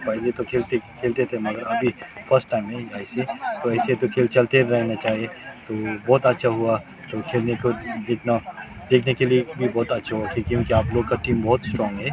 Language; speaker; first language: Hindi; non-native, fluent; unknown